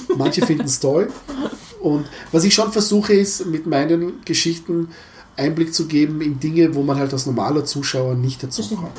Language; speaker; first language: German; early bilingual, other home language; Croatian